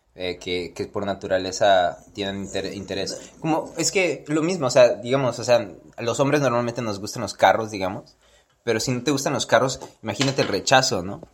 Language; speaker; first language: Spanish; native; Spanish